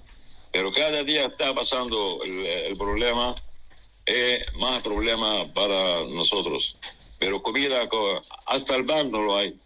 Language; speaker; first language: Spanish; non-native, fluent; Arabic